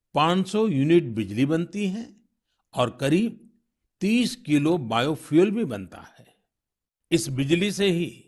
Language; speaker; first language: Hindi; non-native, local second language; Gujarati